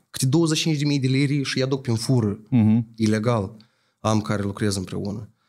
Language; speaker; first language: Romanian; native; Romanian